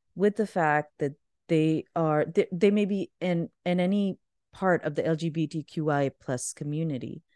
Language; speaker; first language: English; non-native, local second language; Urdu